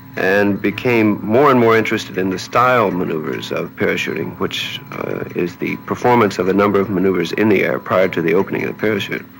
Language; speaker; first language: English; native; English